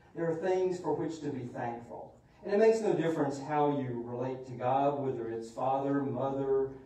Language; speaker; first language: English; native; English